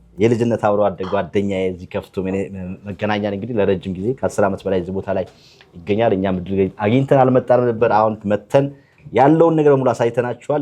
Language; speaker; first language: Amharic; native; Amharic